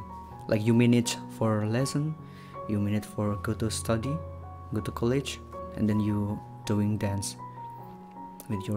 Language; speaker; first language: English; non-native, learner; Indonesian